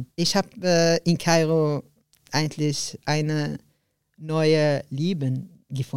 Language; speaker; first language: German; non-native, learner; Arabic